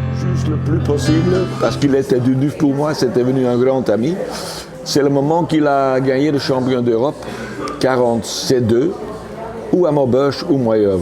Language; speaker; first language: French; non-native, local second language; Dutch